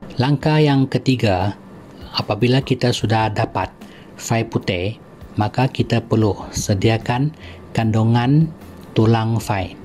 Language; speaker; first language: Malay; non-native, local second language; Chinese